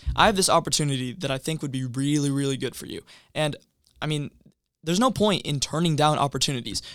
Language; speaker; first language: English; native; English